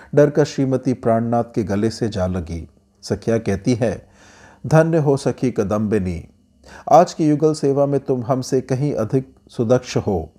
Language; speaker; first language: Hindi; native; Hindi